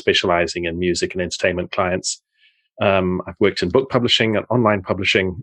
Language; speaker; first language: English; native; English